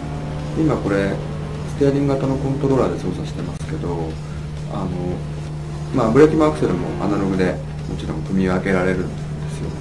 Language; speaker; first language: Japanese; native; Japanese